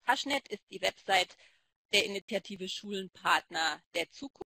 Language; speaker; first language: German; native; German